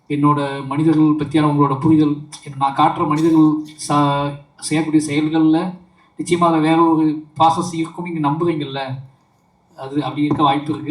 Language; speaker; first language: Tamil; native; Tamil